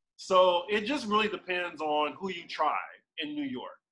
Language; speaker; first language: English; native; English